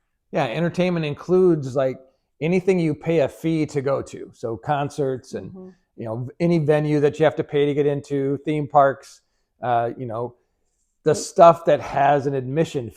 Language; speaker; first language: English; native; English